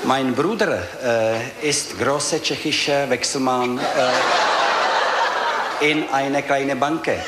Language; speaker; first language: German; non-native, learner; Czech